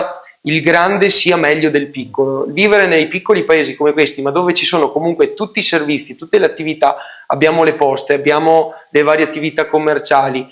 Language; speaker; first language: Italian; native; Italian